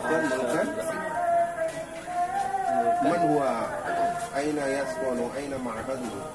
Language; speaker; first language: Arabic; non-native, fluent; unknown